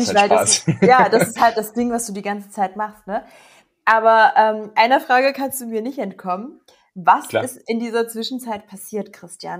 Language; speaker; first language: German; native; German